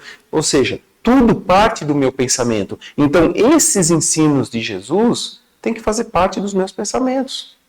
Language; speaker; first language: Portuguese; native; Portuguese